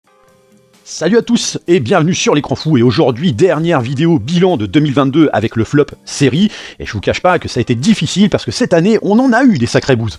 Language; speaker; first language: French; native; French